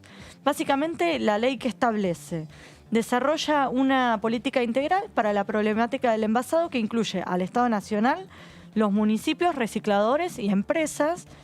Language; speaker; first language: Spanish; native; Spanish